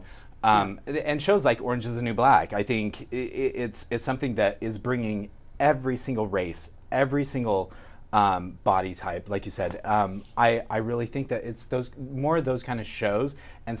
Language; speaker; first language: English; native; English